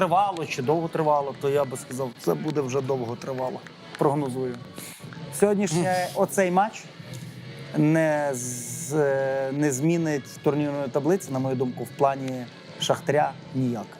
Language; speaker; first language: Ukrainian; native; Ukrainian